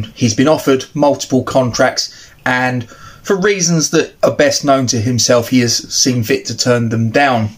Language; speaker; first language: English; native; English